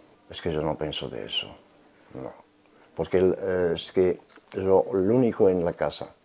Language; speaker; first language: Spanish; non-native, learner; Arabic